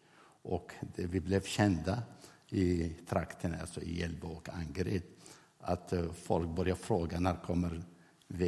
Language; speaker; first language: Swedish; non-native, fluent; Arabic